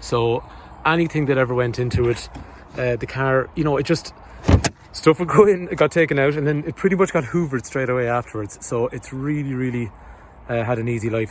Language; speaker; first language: English; native; English